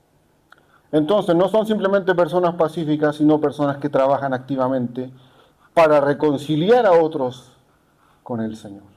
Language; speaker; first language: Spanish; native; Spanish